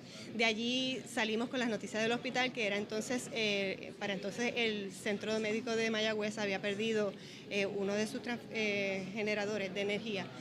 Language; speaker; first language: Spanish; native; Spanish